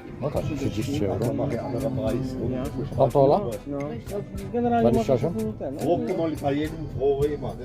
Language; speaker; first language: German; non-native, learner; Polish